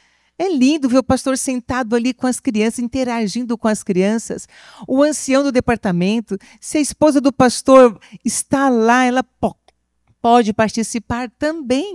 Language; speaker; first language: Portuguese; native; Portuguese